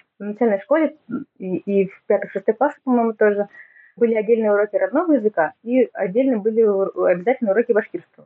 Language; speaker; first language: Russian; native; Russian